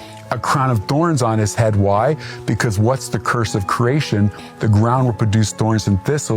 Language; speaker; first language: English; native; English